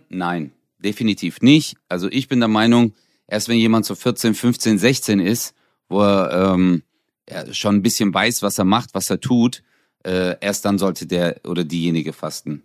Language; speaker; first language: German; early bilingual, other home language; Turkish